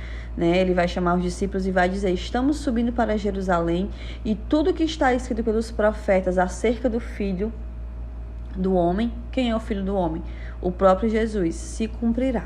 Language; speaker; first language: Portuguese; native; Portuguese